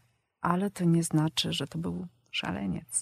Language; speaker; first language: Polish; native; Polish